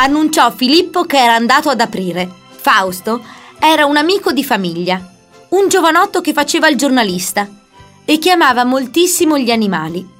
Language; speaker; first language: Italian; native; Italian